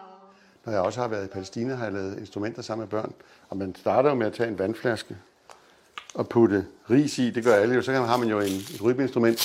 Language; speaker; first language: Danish; native; Danish